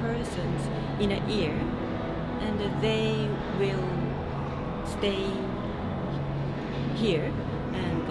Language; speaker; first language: English; non-native, learner; Japanese